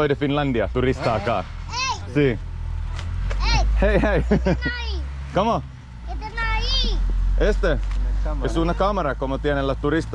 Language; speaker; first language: Spanish; non-native, learner; Finnish